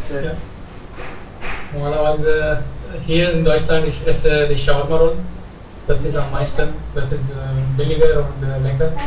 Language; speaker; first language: German; non-native, learner; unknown